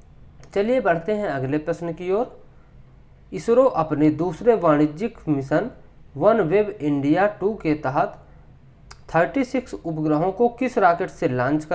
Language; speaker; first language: Hindi; native; Hindi